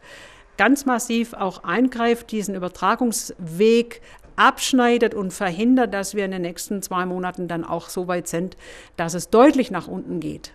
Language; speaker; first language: German; native; German